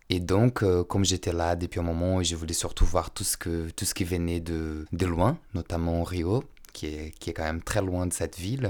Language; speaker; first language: French; non-native, fluent; Portuguese